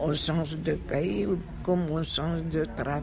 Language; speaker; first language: French; non-native, fluent; Hungarian